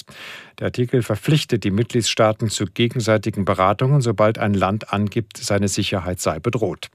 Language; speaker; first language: German; native; German